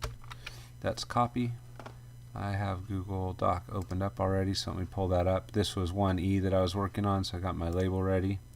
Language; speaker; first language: English; native; English